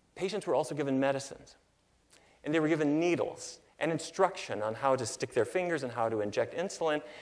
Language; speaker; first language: English; native; English